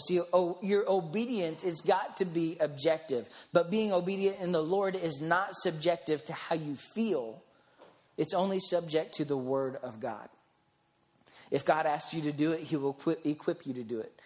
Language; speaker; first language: English; native; English